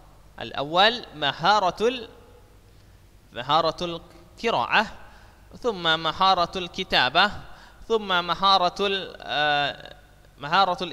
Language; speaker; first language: Arabic; non-native, fluent; Indonesian